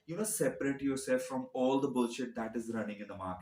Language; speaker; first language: English; non-native, local second language; Hindi